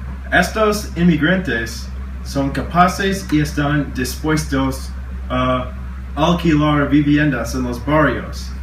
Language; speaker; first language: Spanish; non-native, learner; English